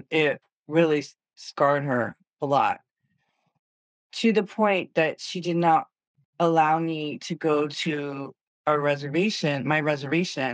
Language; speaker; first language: English; native; English